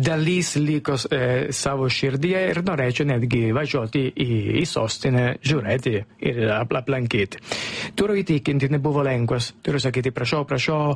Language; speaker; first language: Lithuanian; non-native, learner; Italian